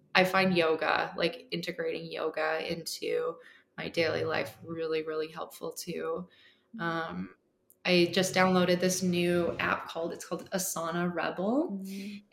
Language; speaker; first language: English; native; English